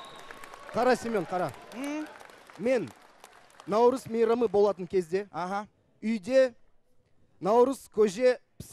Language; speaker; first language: Kazakh; non-native, local second language; Russian